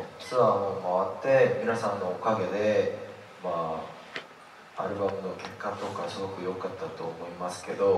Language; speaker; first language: Japanese; non-native, fluent; Korean